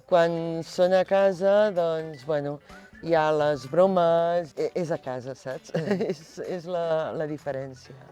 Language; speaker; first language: Catalan; native; Catalan